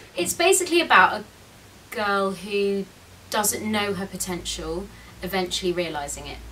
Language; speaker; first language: English; native; English